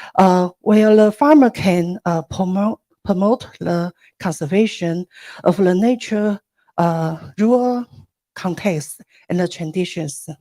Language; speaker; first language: English; non-native, learner; Chinese